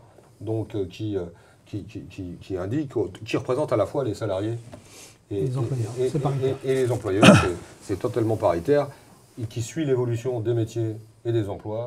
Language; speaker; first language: French; native; French